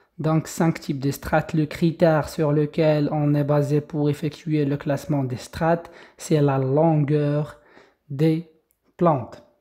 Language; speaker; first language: French; non-native, local second language; Arabic